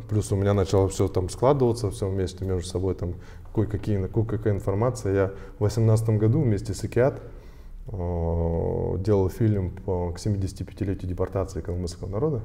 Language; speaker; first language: Russian; native; Russian